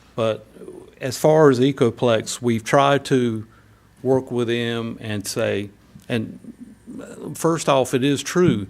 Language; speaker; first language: English; native; English